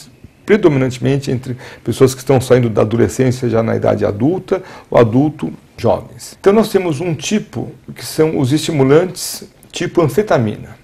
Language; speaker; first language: Portuguese; native; Portuguese